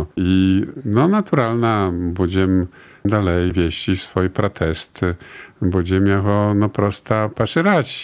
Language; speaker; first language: Polish; non-native, local second language; Belarusian